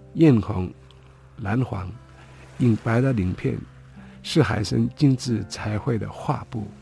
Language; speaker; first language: Chinese; non-native, local second language; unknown